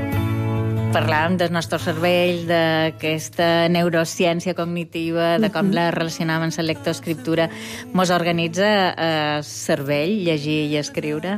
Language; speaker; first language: Catalan; native; Catalan